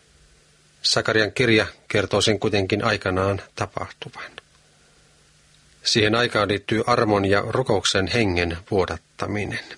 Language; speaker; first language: Finnish; native; Finnish